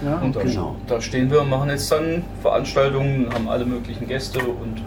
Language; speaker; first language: German; native; German